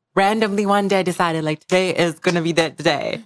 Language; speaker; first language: English; early bilingual, other home language; Bangla